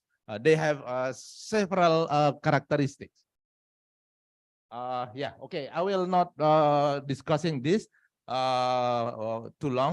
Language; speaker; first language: English; non-native, fluent; Indonesian